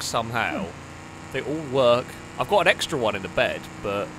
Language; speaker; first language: English; native; English